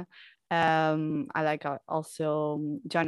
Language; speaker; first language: English; non-native, fluent; Portuguese